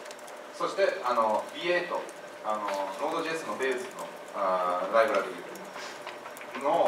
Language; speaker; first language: Japanese; non-native, fluent; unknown